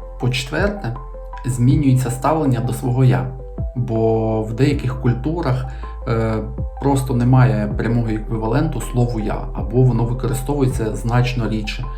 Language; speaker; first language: Ukrainian; native; Ukrainian